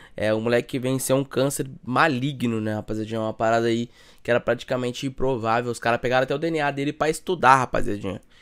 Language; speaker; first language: Portuguese; native; Portuguese